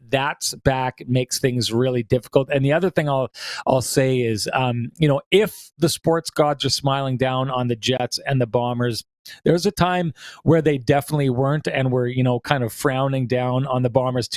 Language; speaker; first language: English; native; English